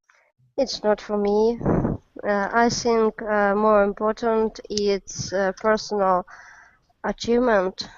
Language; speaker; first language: English; non-native, learner; Russian